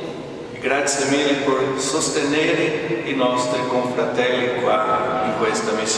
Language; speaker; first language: Italian; non-native, fluent; Portuguese